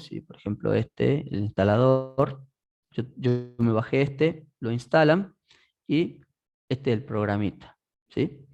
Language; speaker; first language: Spanish; native; Spanish